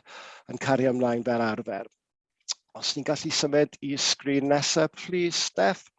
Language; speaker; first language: Welsh; non-native, local second language; English